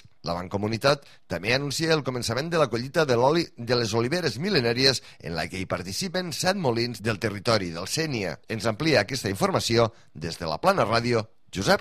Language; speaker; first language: Catalan; native; Catalan